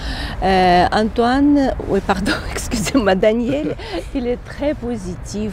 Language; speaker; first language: French; non-native, fluent; Ukrainian